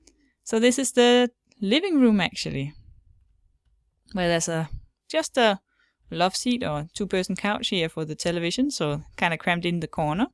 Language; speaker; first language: English; non-native, fluent; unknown